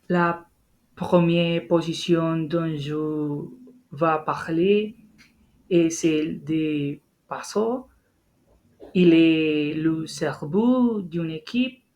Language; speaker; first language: French; non-native, learner; Spanish